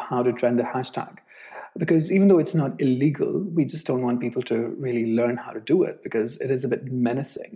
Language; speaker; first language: English; non-native, local second language; Urdu